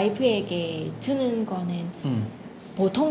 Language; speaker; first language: Korean; non-native, fluent; Vietnamese